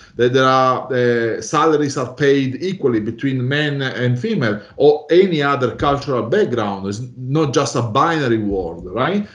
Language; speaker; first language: English; non-native, fluent; Italian